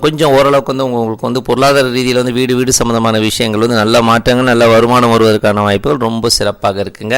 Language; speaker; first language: Tamil; native; Tamil